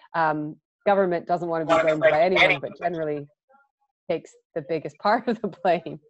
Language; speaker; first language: English; native; English